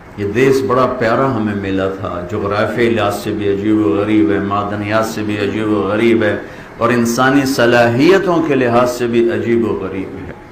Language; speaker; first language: Urdu; non-native, local second language; Punjabi